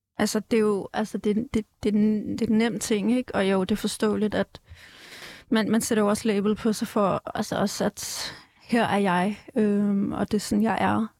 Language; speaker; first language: Danish; early bilingual, other home language; Kurdish